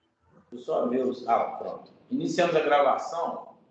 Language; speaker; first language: Portuguese; native; Portuguese